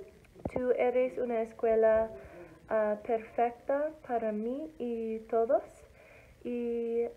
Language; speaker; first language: Spanish; non-native, learner; English